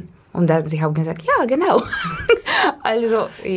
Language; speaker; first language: German; non-native, learner; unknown